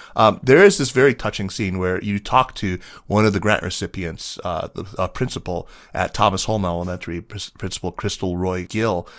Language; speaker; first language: English; native; English